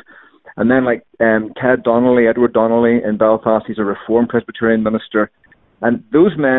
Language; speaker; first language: English; native; English